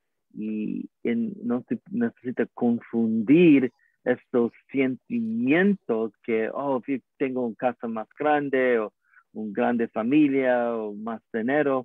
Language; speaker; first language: Spanish; non-native, learner; English